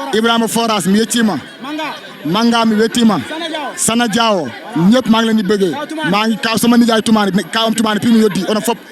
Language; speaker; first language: Wolof; non-native, local second language; Fula